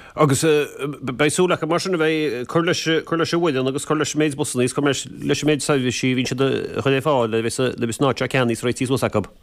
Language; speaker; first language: Irish; native; Irish